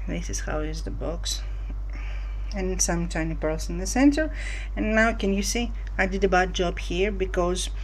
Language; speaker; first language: English; non-native, fluent; Greek